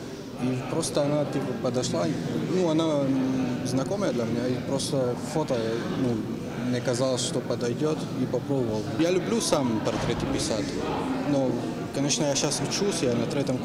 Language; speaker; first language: Russian; non-native, fluent; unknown